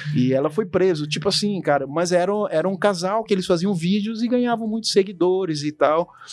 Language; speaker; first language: Portuguese; non-native, fluent; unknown